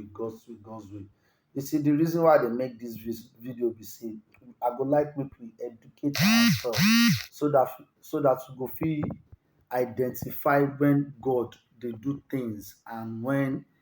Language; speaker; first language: Nigerian Pidgin; non-native, local second language; Yoruba